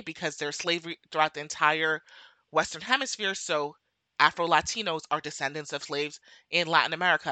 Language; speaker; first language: English; native; English